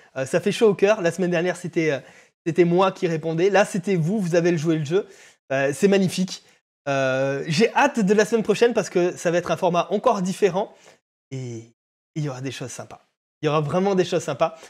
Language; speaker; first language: French; native; French